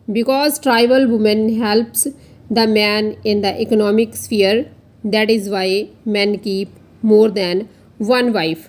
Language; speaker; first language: English; non-native, local second language; Punjabi